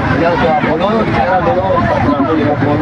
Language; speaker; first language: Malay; non-native, learner; Rohingya